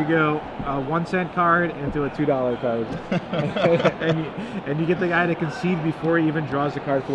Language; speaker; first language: English; native; English